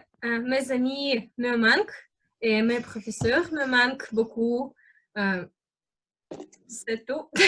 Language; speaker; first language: French; non-native, learner; Russian